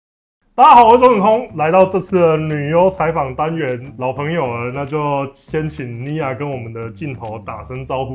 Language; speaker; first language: Chinese; native; Chinese